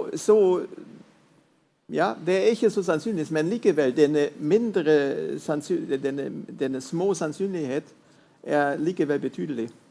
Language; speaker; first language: Norwegian; non-native, fluent; German